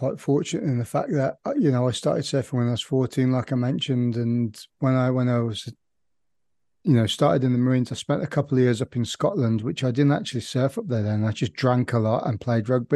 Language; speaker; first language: English; native; English